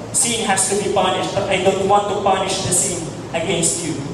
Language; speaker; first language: English; non-native, local second language; Filipino